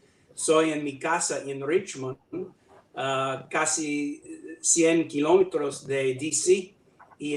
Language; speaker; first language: Spanish; non-native, learner; English